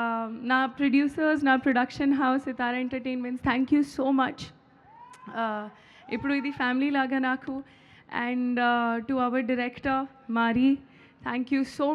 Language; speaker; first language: Telugu; non-native, learner; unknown